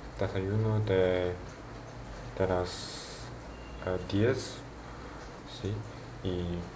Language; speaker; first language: Spanish; non-native, learner; Chinese